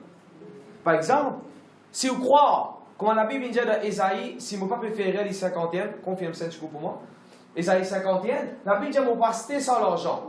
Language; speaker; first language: French; non-native, local second language; Morisyen